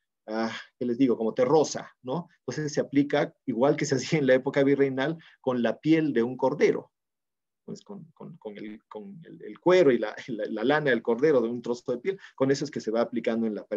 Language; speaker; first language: Spanish; native; Spanish